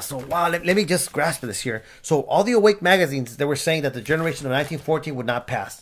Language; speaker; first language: English; early bilingual, other home language; Spanish